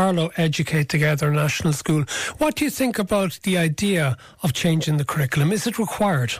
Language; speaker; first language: English; native; English